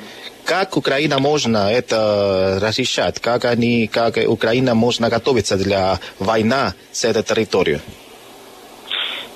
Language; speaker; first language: Russian; non-native, learner; Spanish